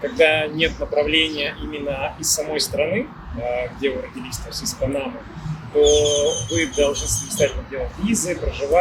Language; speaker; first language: Russian; native; Russian